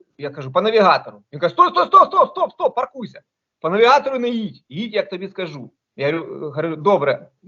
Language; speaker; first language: Ukrainian; non-native, local second language; Russian